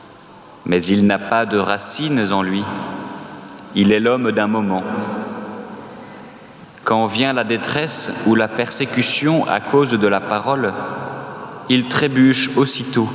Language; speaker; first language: French; native; French